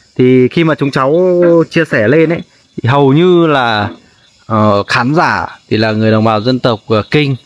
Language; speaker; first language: Vietnamese; non-native, local second language; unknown